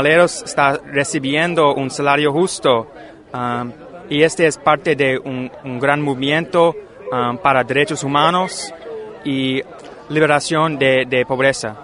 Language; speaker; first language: Spanish; non-native, learner; English